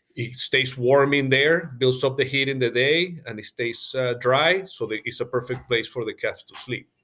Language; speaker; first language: English; non-native, fluent; Spanish